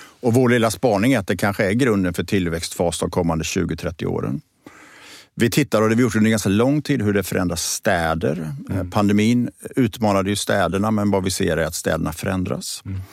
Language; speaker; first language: Swedish; native; Swedish